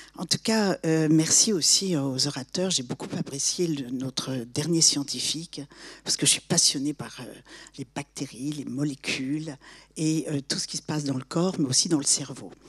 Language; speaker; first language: French; native; French